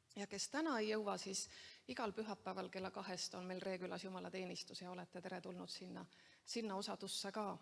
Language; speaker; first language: Estonian; native; Estonian